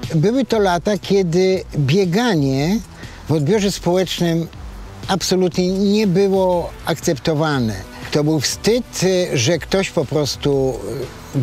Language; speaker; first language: Polish; native; Polish